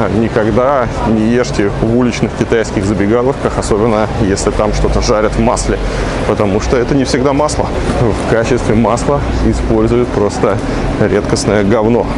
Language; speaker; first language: Russian; native; Russian